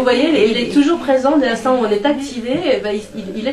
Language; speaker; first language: French; native; French